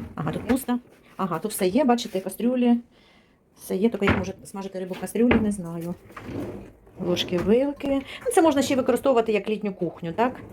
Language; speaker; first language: Ukrainian; non-native, local second language; Russian